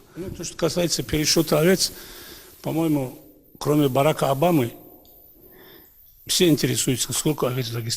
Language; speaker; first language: Russian; native; Russian